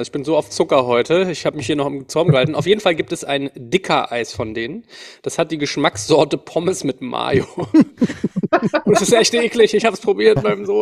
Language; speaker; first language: German; native; German